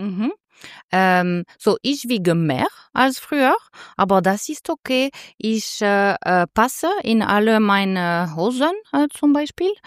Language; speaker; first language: German; non-native, learner; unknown